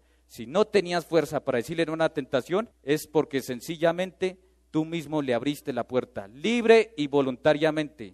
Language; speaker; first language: Spanish; native; Spanish